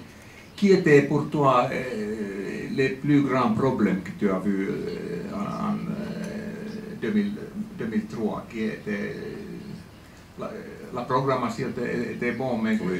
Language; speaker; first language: French; non-native, fluent; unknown